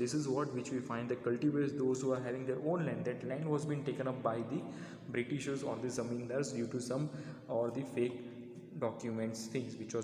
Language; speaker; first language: English; non-native, local second language; Hindi